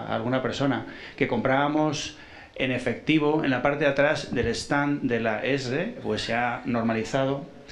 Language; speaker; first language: Spanish; native; Spanish